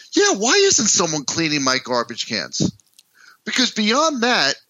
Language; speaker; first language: English; native; English